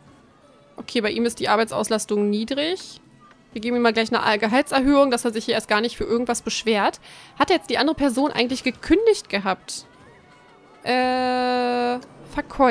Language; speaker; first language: German; native; German